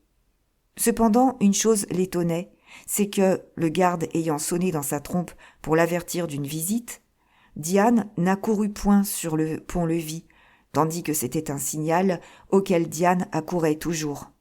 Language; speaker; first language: French; native; French